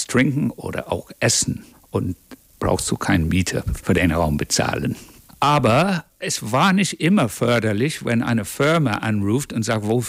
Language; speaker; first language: German; non-native, fluent; English